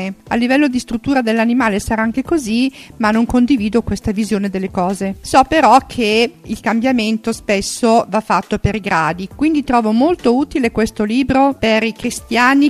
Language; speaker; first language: Italian; native; Italian